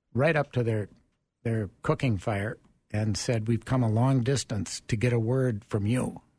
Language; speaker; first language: English; early bilingual, other home language; German